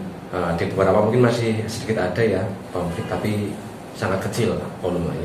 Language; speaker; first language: Indonesian; native; Indonesian